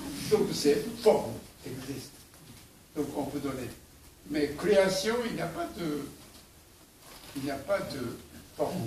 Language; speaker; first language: French; non-native, learner; Japanese